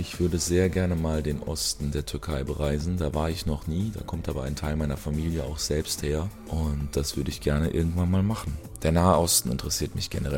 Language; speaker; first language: German; early bilingual, other home language; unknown